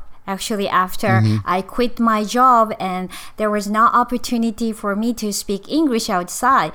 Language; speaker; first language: English; non-native, learner; Japanese